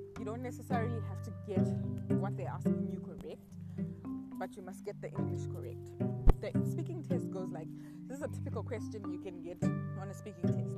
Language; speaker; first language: English; non-native, local second language; Shona